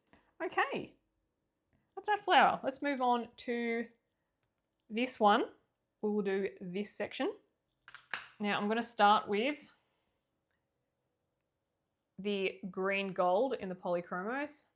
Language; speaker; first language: English; native; English